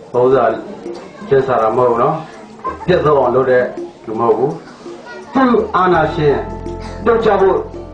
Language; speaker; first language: Burmese; non-native, local second language; Tedim Chin